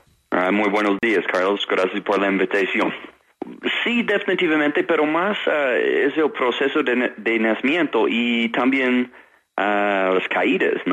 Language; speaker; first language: Spanish; non-native, fluent; English